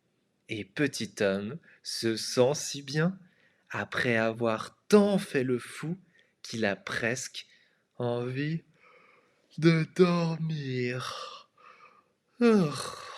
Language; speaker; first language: French; non-native, fluent; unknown